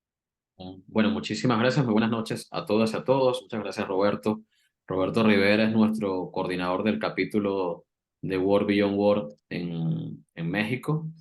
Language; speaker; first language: Spanish; native; Spanish